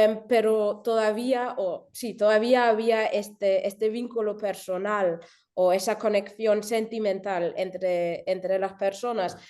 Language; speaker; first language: Spanish; early bilingual, heritage; German